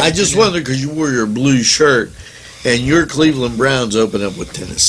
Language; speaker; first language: English; native; English